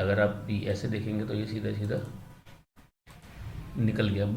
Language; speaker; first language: Hindi; native; Hindi